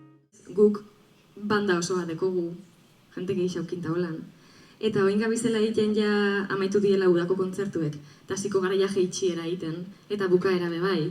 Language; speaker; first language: Basque; native; Basque